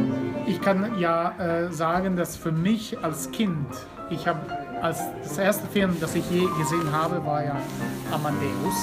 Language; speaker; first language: German; early bilingual, other home language; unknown